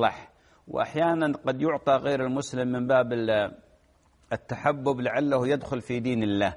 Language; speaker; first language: Arabic; native; Arabic